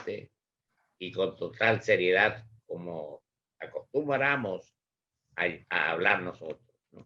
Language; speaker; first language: Spanish; native; Spanish